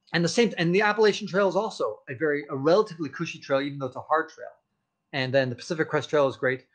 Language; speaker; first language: English; native; English